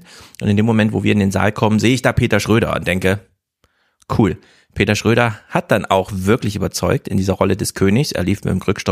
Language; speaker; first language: German; native; German